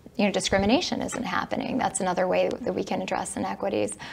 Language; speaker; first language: English; native; English